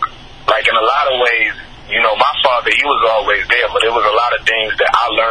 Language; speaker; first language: English; native; English